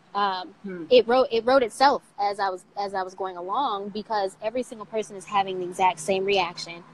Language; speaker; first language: English; native; English